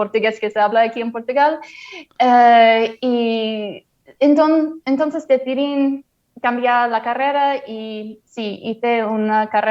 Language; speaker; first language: Spanish; non-native, fluent; English